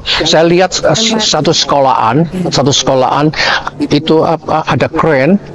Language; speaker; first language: Indonesian; non-native, learner; Cantonese